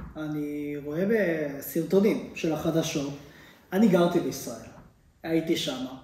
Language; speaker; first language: Hebrew; non-native, fluent; Japanese